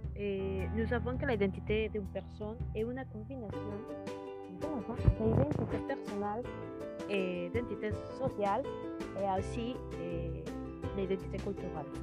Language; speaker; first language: French; non-native, learner; Spanish